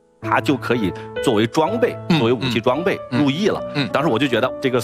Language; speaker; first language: Chinese; native; Chinese